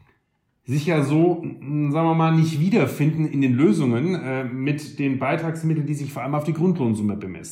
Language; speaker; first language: German; native; German